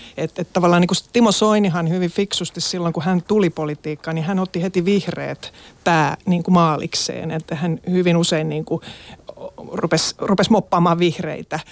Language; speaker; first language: Finnish; native; Finnish